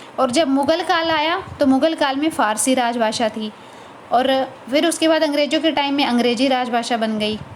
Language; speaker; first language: Hindi; native; Hindi